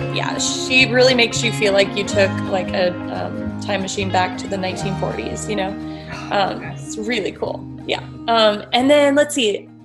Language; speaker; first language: English; native; English